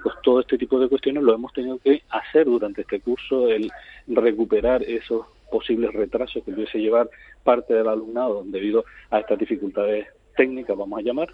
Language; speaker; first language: Spanish; native; Spanish